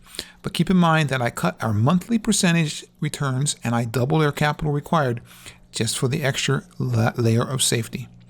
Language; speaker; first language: English; native; English